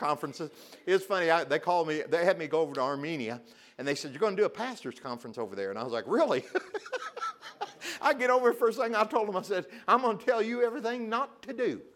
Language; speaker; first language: English; native; English